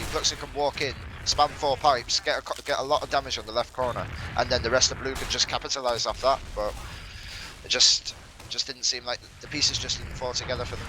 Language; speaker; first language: English; native; English